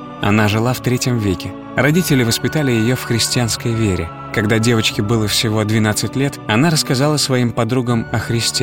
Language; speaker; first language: Russian; native; Russian